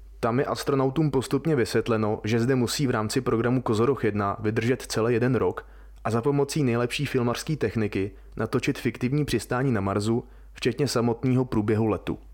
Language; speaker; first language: Czech; native; Czech